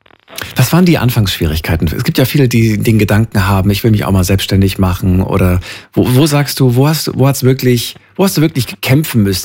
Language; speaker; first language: German; native; German